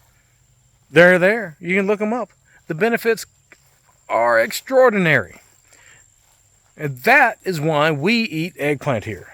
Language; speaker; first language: English; native; English